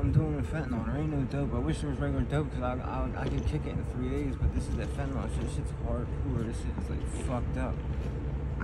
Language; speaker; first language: English; native; English